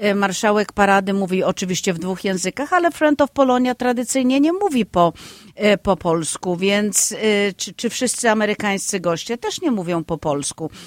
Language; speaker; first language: Polish; native; Polish